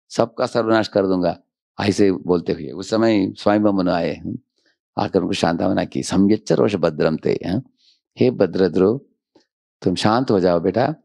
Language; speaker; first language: Hindi; non-native, local second language; Telugu